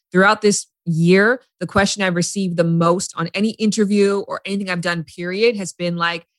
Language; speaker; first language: English; native; English